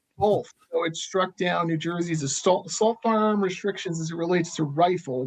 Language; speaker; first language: English; native; English